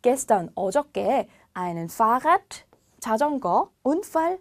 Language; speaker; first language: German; non-native, fluent; Korean